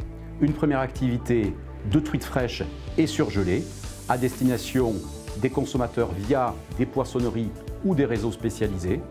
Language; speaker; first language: French; native; French